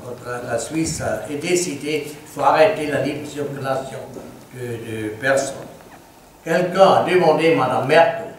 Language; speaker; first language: French; non-native, fluent; German